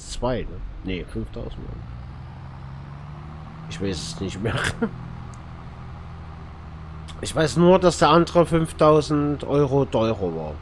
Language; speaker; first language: German; native; German